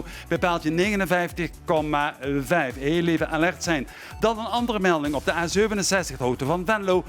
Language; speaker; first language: Dutch; native; Dutch